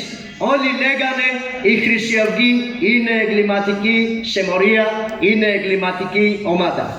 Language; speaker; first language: Greek; non-native, fluent; Urdu